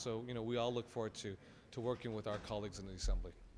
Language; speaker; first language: English; early bilingual, other home language; Spanish